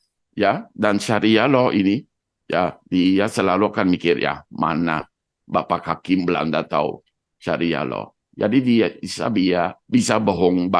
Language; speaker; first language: Indonesian; non-native, fluent; Dutch